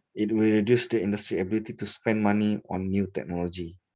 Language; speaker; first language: English; non-native, local second language; Malay